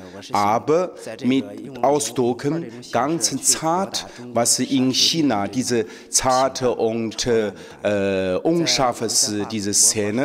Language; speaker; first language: German; non-native, learner; Chinese